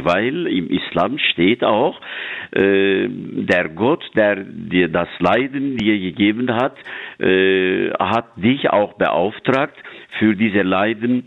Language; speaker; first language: German; non-native, fluent; Turkish